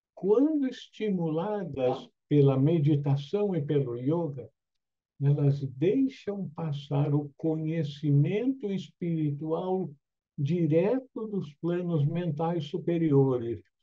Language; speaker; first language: Portuguese; native; Portuguese